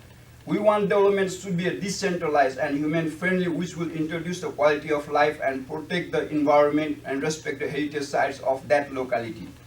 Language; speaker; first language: English; non-native, fluent; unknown